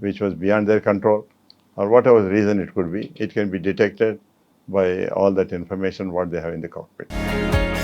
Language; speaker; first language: English; non-native, local second language; Telugu